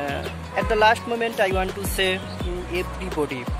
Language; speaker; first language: English; non-native, learner; Bangla